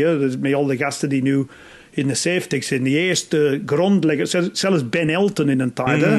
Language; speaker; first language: Dutch; non-native, fluent; English